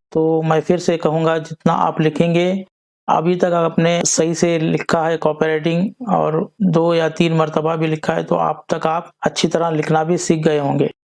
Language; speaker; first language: Urdu; native; Urdu